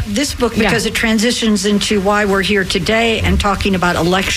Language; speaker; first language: English; native; English